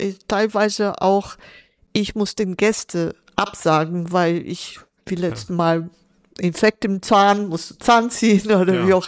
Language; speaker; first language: German; non-native, fluent; Portuguese